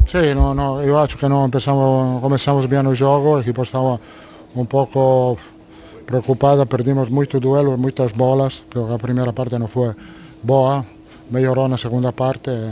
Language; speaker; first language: Portuguese; non-native, fluent; Italian